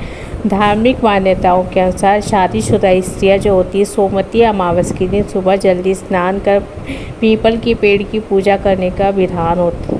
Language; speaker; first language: Hindi; native; Hindi